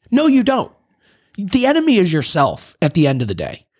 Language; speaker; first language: English; native; English